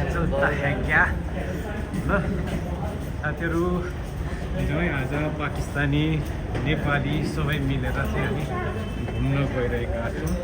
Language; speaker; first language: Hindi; non-native, learner; Nepali